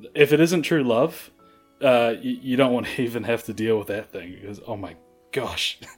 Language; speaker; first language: English; native; English